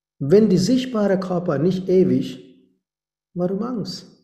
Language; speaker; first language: German; non-native, fluent; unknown